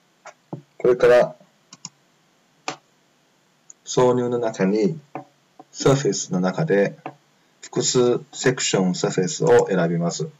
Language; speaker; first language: Japanese; non-native, fluent; Chinese